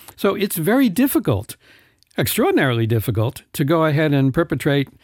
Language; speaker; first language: English; native; English